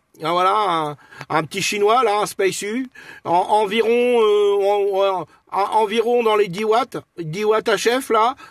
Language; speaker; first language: French; native; French